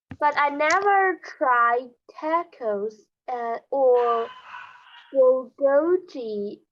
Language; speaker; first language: English; non-native, learner; Chinese